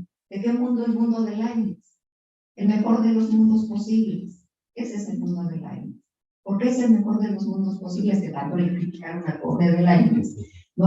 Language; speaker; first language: Spanish; native; Spanish